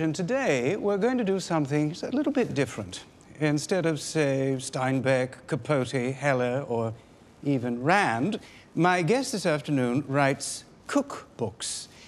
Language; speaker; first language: English; native; English